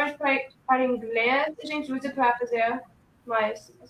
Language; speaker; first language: Portuguese; early bilingual, heritage; Portuguese